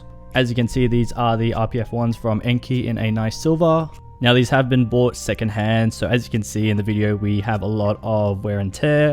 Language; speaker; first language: English; native; English